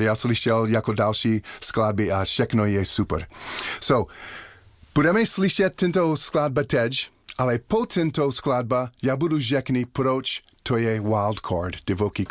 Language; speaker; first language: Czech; non-native, learner; English